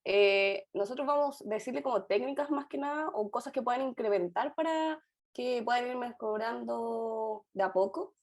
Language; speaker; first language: Spanish; native; Spanish